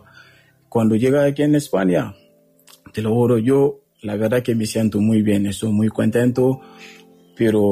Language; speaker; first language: Spanish; non-native, learner; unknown